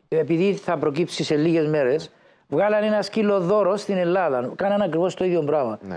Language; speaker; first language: Greek; native; Greek